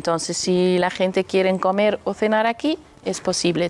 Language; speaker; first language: Spanish; non-native, learner; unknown